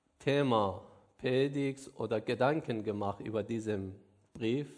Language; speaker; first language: German; non-native, learner; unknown